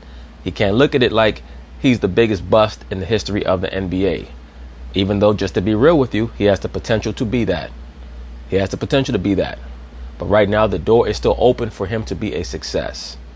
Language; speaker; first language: English; native; English